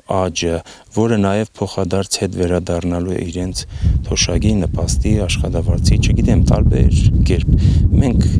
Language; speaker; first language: Armenian; native; Armenian